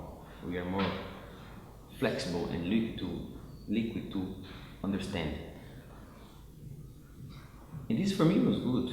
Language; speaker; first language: English; non-native, fluent; Portuguese